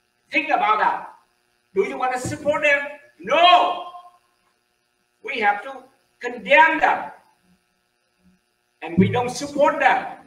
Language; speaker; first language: English; non-native, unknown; Vietnamese